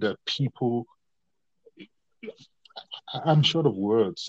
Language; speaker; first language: English; non-native, local second language; Yoruba